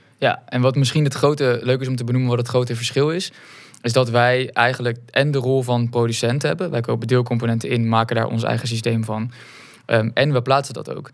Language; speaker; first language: Dutch; native; Dutch